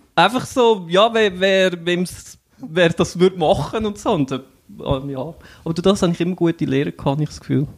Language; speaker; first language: German; native; German